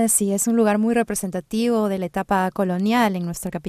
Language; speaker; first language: Spanish; native; Spanish